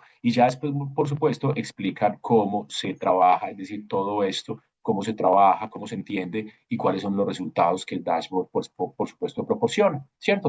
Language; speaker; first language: Spanish; native; Spanish